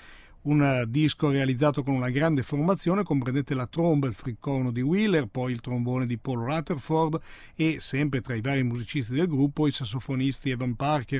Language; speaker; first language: Italian; native; Italian